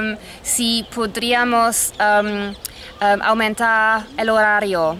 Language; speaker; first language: Spanish; non-native, fluent; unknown